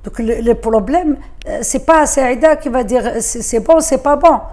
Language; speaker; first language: French; non-native, local second language; Arabic